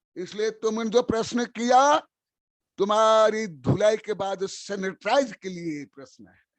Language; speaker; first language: Hindi; non-native, local second language; Odia